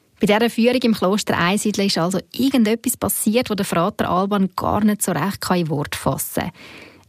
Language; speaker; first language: German; native; German